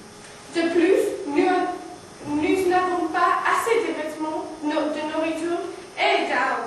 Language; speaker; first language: French; non-native, learner; English